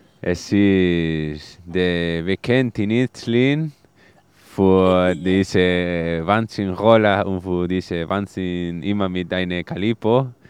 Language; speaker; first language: German; non-native, fluent; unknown